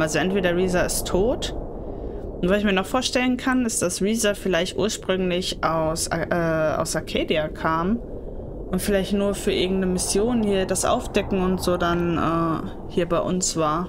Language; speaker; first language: German; native; German